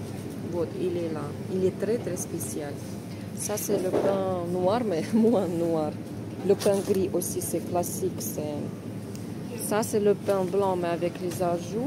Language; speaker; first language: French; non-native, fluent; Russian